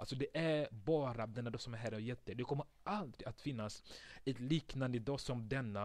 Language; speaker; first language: Swedish; non-native, fluent; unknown